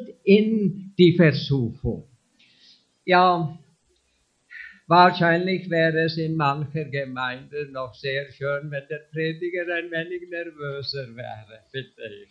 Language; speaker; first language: German; non-native, fluent; English